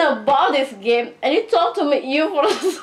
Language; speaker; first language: English; non-native, learner; Indonesian